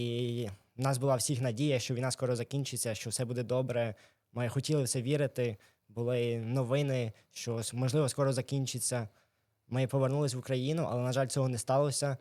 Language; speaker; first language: Ukrainian; native; Ukrainian